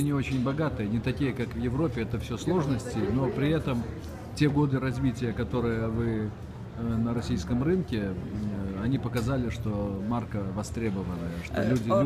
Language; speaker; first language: Russian; native; Russian